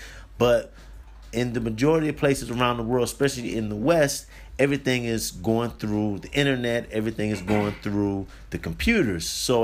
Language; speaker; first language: English; native; English